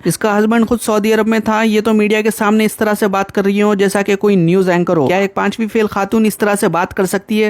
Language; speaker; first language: Hindi; native; Hindi